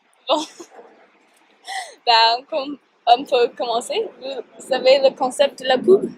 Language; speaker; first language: French; non-native, learner; English